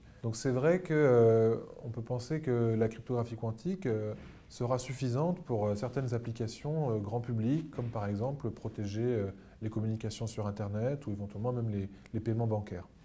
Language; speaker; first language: French; native; French